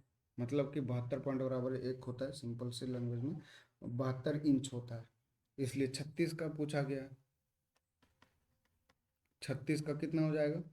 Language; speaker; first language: Hindi; native; Hindi